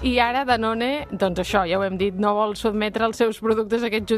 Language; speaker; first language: Catalan; native; Catalan